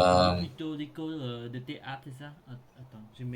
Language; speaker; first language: French; non-native, learner; Khmer